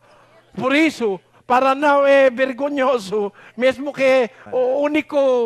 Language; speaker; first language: Portuguese; non-native, learner; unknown